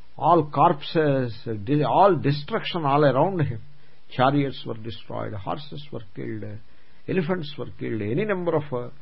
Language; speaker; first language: English; non-native, local second language; Telugu